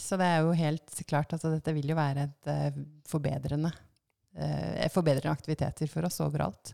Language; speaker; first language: Norwegian; native; Norwegian